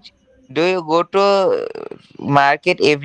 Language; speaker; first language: English; non-native, learner; Bangla